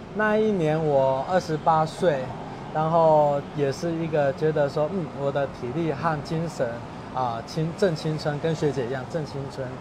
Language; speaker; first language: Chinese; native; Chinese